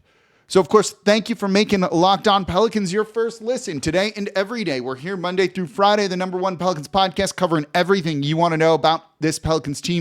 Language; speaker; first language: English; native; English